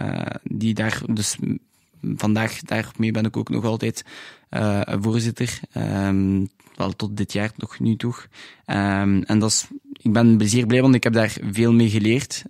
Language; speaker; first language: Dutch; non-native, local second language; French